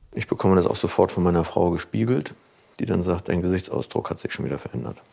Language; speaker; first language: German; native; German